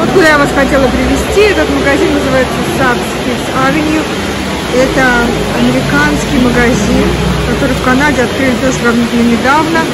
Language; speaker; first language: Russian; native; Russian